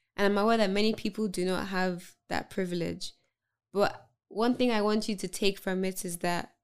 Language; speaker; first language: English; non-native, local second language; Yoruba